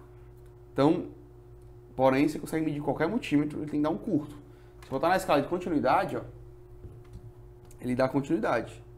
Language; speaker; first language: Portuguese; native; Portuguese